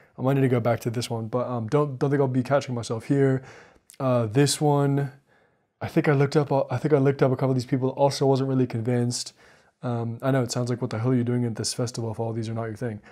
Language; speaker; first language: English; native; English